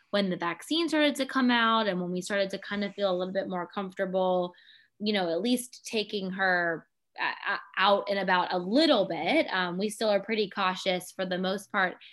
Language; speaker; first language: English; native; English